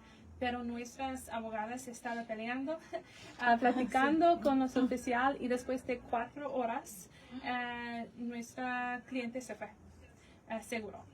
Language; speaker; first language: Spanish; non-native, fluent; English